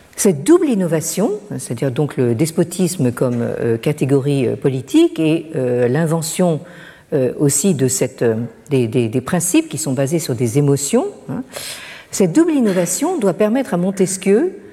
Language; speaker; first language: French; native; French